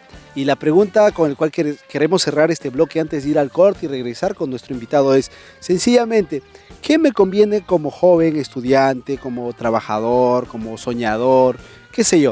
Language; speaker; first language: Spanish; native; Spanish